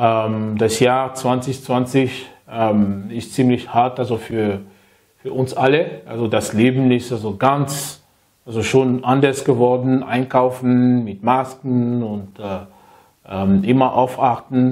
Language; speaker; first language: German; non-native, learner; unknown